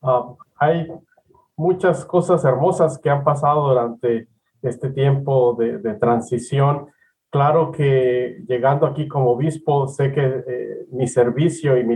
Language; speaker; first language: Spanish; native; Spanish